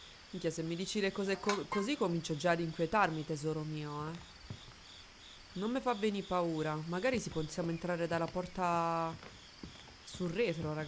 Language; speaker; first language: Italian; native; Italian